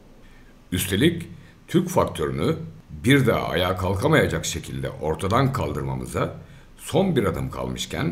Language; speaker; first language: Turkish; native; Turkish